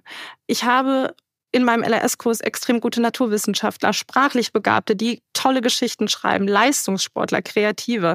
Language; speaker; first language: German; native; German